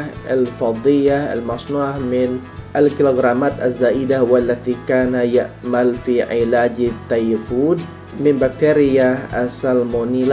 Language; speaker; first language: Arabic; non-native, fluent; Indonesian